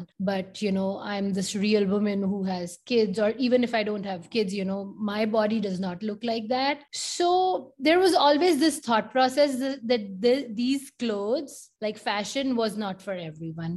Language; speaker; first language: English; non-native, local second language; Hindi